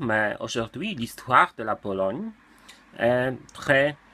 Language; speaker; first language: French; non-native, learner; Polish